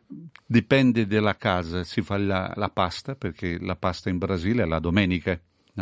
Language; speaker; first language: Italian; non-native, fluent; Portuguese